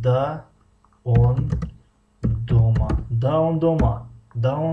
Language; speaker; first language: Russian; non-native, fluent; Tajik